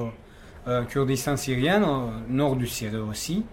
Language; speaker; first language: French; non-native, fluent; Kurdish